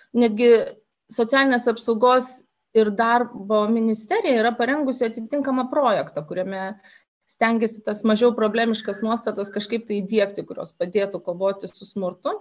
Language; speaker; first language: Lithuanian; native; Lithuanian